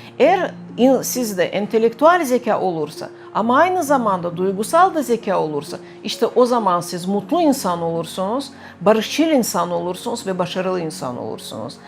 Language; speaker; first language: Turkish; non-native, fluent; Russian